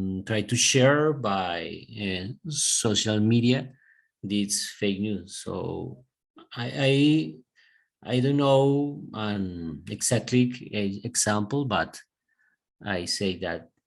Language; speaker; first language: English; non-native, learner; Spanish